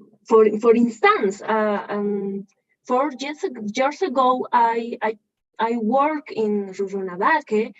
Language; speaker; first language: English; non-native, learner; Spanish